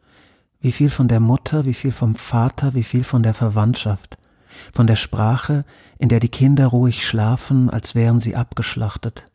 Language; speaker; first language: German; native; German